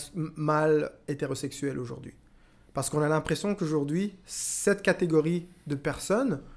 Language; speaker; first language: French; non-native, local second language; Kinyarwanda